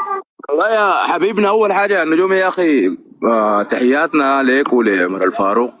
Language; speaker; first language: Arabic; native; Arabic